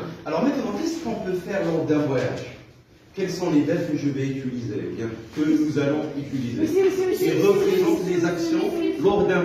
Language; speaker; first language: French; non-native, local second language; Arabic